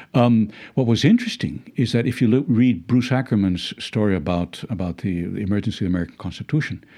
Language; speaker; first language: English; early bilingual, other home language; Spanish